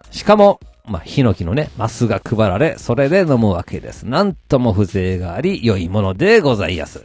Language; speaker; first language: Japanese; native; Japanese